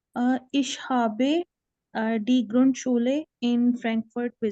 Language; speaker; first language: German; non-native, learner; Urdu